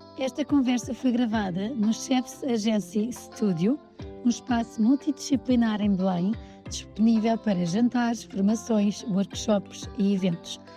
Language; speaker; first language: Portuguese; native; Portuguese